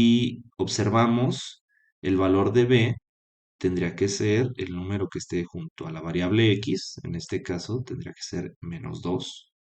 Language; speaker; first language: Spanish; native; Spanish